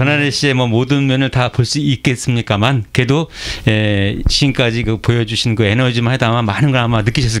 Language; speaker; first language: Korean; native; Korean